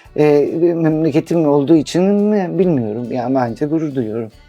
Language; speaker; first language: Turkish; non-native, local second language; Greek